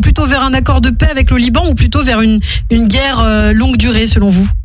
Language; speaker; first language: French; native; French